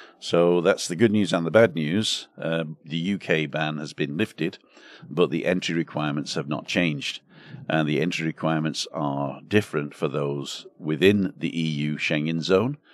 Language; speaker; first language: English; native; English